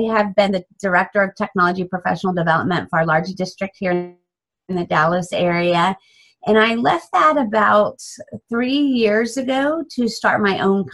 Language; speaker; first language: English; native; English